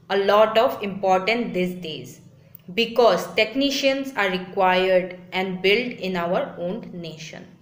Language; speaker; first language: English; non-native, local second language; Bangla